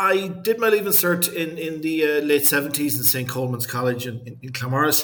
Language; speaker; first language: English; native; English